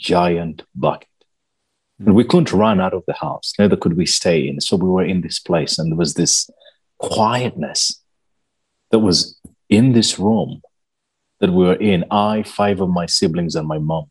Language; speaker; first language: English; non-native, local second language; Ganda